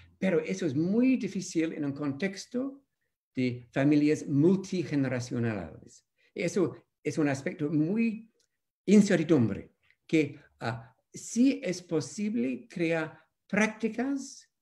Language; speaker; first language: Spanish; non-native, fluent; English